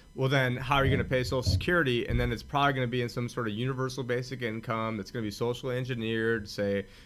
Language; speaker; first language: English; native; English